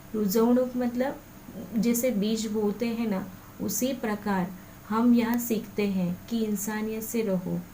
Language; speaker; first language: Hindi; non-native, local second language; Marathi